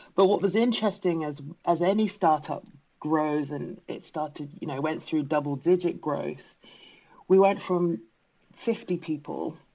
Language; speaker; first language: English; native; English